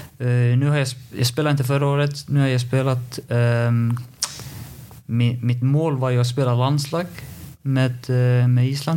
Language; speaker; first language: Swedish; non-native, fluent; Icelandic